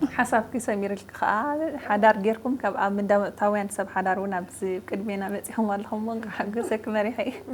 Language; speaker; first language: Tigrinya; native; Tigrinya